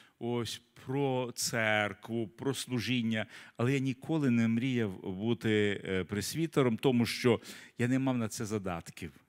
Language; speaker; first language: Ukrainian; native; Ukrainian